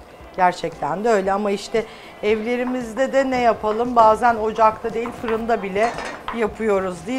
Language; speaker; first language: Turkish; native; Turkish